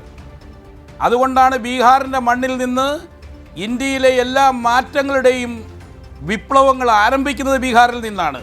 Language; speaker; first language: Malayalam; native; Malayalam